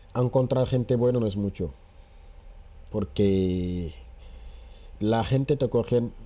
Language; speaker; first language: Spanish; non-native, fluent; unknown